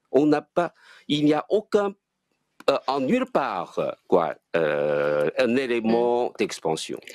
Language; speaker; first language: French; non-native, fluent; Chinese